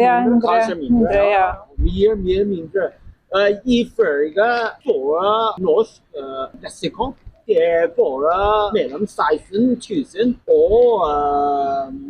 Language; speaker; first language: Norwegian; non-native, learner; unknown